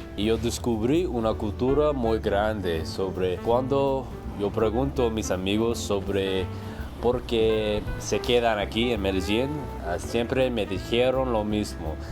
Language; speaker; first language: Spanish; non-native, learner; English